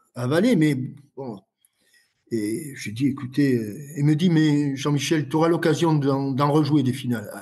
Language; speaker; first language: French; native; French